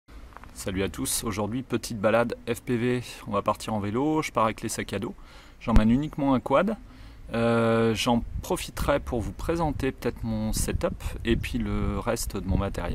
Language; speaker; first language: French; native; French